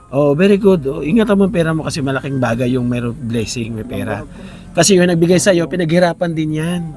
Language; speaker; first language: Filipino; non-native, local second language; Cebuano